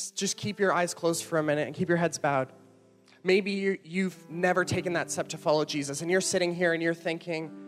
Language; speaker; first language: English; native; English